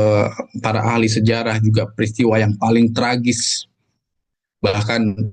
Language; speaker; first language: Indonesian; native; Indonesian